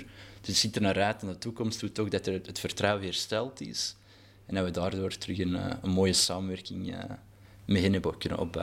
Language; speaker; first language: Dutch; native; Dutch